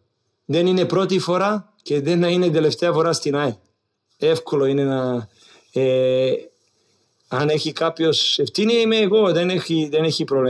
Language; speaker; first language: Greek; non-native, learner; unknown